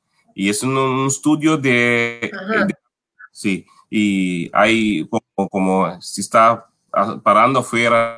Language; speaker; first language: Spanish; non-native, fluent; Papiamento